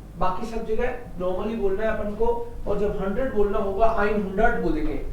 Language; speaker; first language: Hindi; native; Hindi